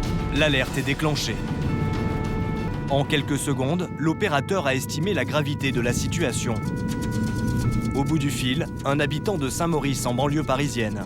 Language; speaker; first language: French; native; French